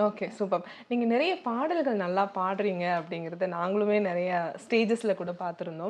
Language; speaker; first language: Tamil; native; Tamil